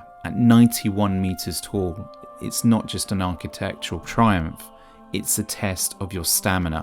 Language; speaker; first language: English; native; English